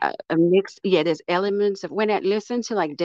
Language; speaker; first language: English; non-native, fluent; French